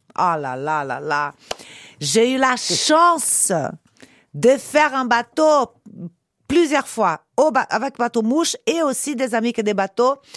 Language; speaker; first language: French; non-native, fluent; Portuguese